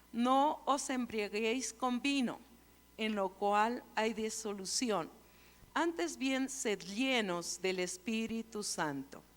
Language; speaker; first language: Spanish; native; Spanish